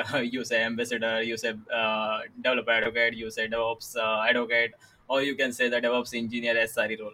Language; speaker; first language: English; non-native, local second language; Marathi